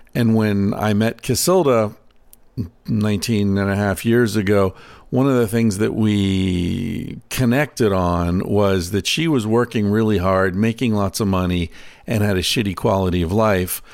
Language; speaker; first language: English; native; English